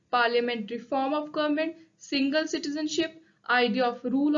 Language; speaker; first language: English; non-native, local second language; Punjabi